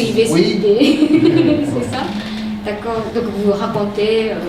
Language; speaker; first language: French; non-native, fluent; Japanese